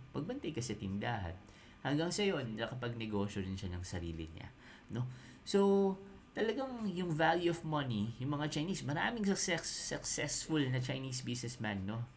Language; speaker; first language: Filipino; native; Filipino